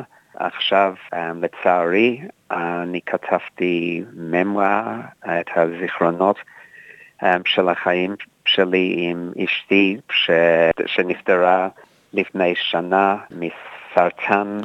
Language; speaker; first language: Hebrew; non-native, fluent; English